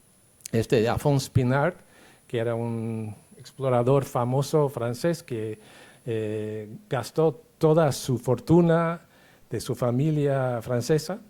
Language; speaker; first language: Spanish; non-native, fluent; English